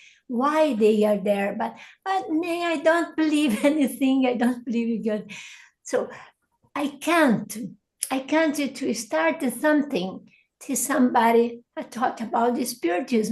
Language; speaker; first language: English; non-native, learner; Portuguese